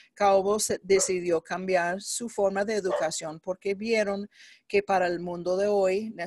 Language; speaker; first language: Spanish; non-native, fluent; English